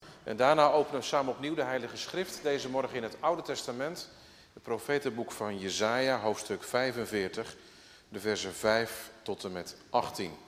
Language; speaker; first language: Dutch; native; Dutch